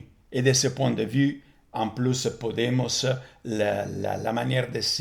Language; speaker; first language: French; non-native, fluent; Italian